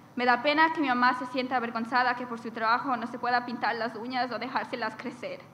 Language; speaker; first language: Spanish; early bilingual, heritage; Spanish